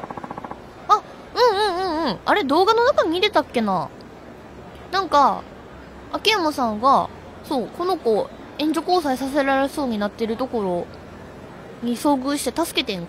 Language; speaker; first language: Japanese; native; Japanese